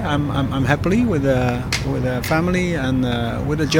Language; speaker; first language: English; non-native, fluent; Dutch